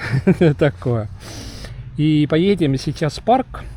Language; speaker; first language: Russian; non-native, local second language; Estonian